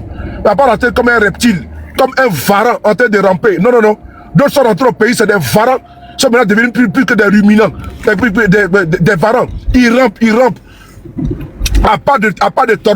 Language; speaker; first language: French; native; French